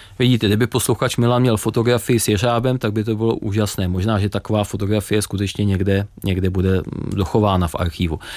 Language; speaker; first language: Czech; native; Czech